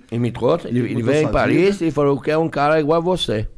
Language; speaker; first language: Portuguese; non-native, fluent; French